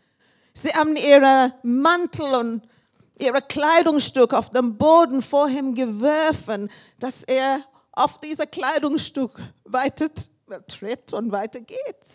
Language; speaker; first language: German; non-native, learner; English